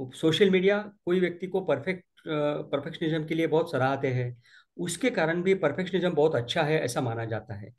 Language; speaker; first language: Hindi; non-native, local second language; Marathi